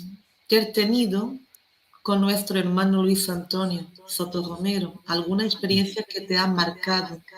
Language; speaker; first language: Spanish; non-native, fluent; Portuguese